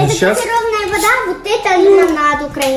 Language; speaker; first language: Russian; early bilingual, heritage; Russian